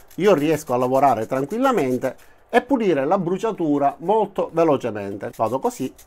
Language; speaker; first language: Italian; native; Italian